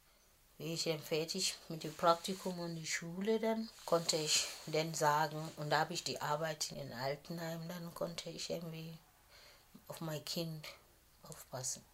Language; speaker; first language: German; non-native, fluent; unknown